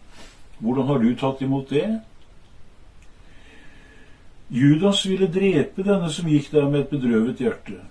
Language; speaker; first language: Norwegian; native; Norwegian